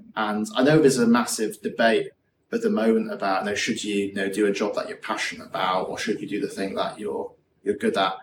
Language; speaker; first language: English; native; English